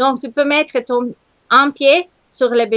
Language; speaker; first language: French; non-native, learner; Italian